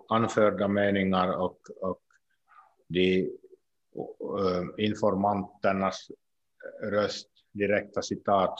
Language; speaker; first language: Swedish; non-native, local second language; Finnish